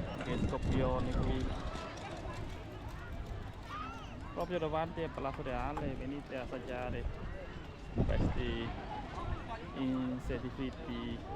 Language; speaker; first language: Italian; non-native, fluent; Vietnamese